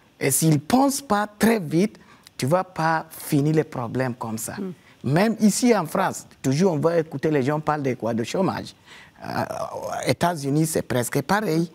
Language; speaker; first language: French; non-native, fluent; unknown